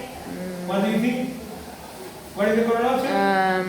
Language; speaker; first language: English; non-native, learner; Spanish